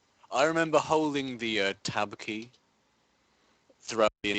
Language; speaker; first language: English; native; English